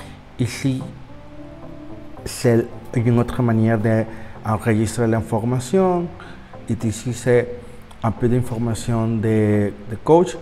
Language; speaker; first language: French; non-native, learner; Spanish